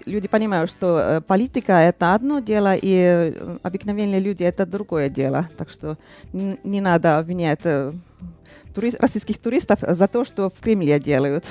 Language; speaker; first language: Russian; non-native, fluent; Finnish